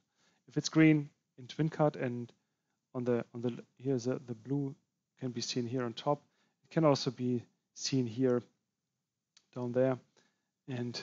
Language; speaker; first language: English; non-native, fluent; German